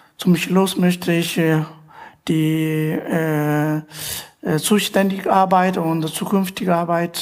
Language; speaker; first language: German; non-native, fluent; Chinese